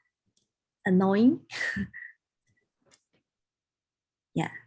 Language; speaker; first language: English; non-native, learner; Chinese